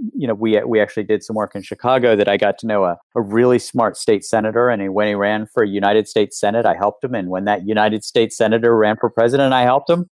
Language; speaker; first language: English; native; English